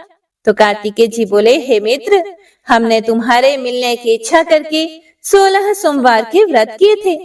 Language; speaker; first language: Hindi; native; Hindi